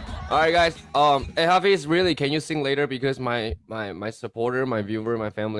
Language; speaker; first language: English; non-native, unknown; Chinese